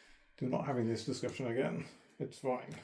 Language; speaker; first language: English; native; English